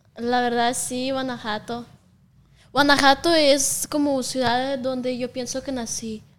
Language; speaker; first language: Spanish; non-native, fluent; Russian